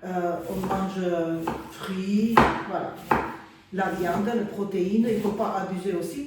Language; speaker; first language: French; non-native, fluent; Armenian